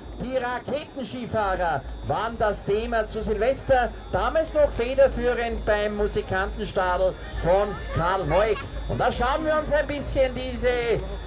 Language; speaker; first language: German; native; German